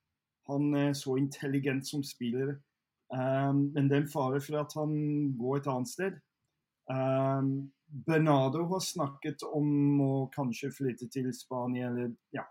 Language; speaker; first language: Norwegian; non-native, fluent; English